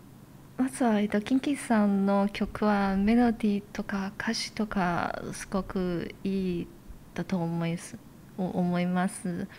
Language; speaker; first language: Japanese; non-native, fluent; Chinese